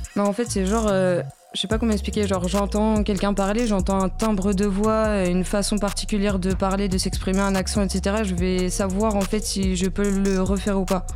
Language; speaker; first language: French; native; French